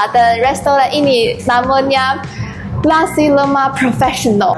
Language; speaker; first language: Malay; non-native, learner; Chinese